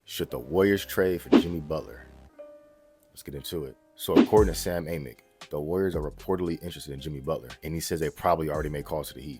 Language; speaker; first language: English; native; English